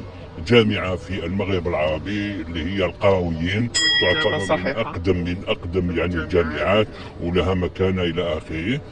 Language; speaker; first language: Arabic; native; Arabic